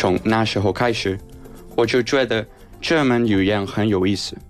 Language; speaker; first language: Chinese; non-native, learner; Spanish